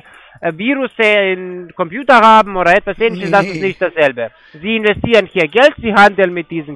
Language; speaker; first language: German; non-native, fluent; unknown